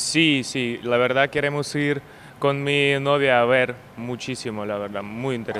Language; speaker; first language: Spanish; non-native, learner; Ukrainian